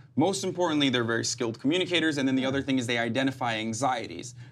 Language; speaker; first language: English; non-native, fluent; Turkish